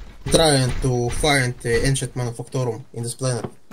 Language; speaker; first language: English; non-native, learner; Russian